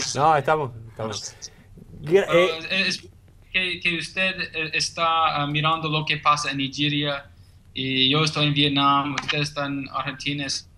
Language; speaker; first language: Spanish; non-native, learner; English